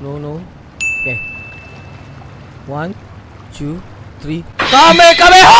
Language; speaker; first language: English; non-native, learner; Indonesian